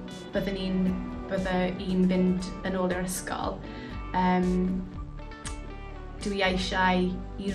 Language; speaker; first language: Welsh; non-native, local second language; English